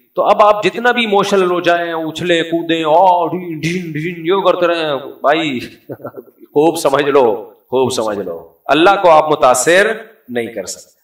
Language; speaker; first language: Urdu; native; Urdu